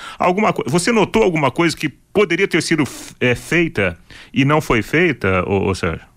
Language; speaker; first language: Portuguese; native; Portuguese